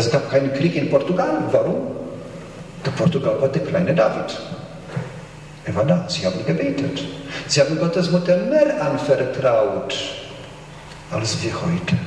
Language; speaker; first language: German; non-native, fluent; Polish